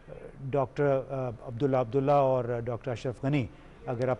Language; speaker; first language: Urdu; native; Urdu